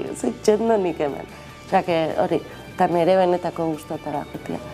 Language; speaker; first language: Basque; native; Basque